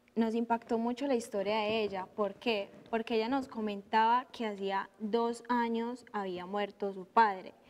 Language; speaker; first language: Spanish; native; Spanish